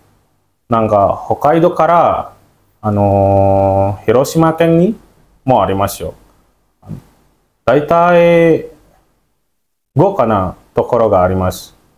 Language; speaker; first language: Japanese; non-native, learner; Indonesian